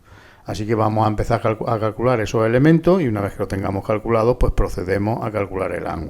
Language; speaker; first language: Spanish; native; Spanish